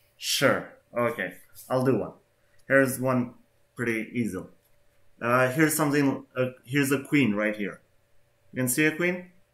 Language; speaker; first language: English; non-native, fluent; Albanian